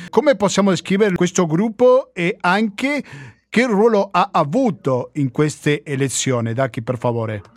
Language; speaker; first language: Italian; non-native, fluent; Spanish